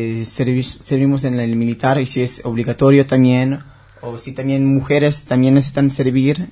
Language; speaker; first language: Spanish; non-native, learner; Hebrew